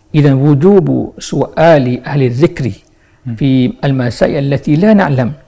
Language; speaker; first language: Arabic; non-native, fluent; Malay